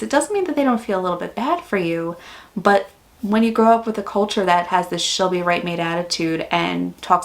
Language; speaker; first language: English; native; English